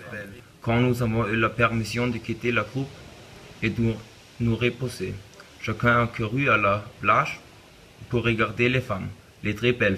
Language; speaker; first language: French; non-native, learner; German